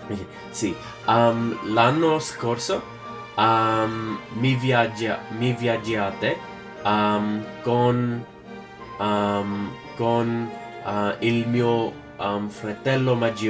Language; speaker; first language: Italian; non-native, learner; English